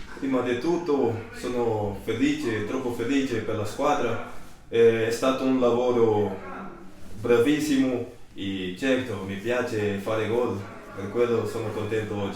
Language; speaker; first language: Italian; non-native, learner; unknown